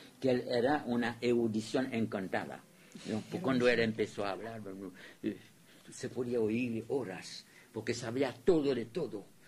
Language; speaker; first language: Spanish; non-native, fluent; French